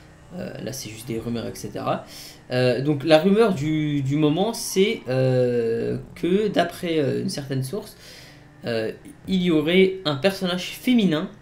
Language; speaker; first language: French; native; French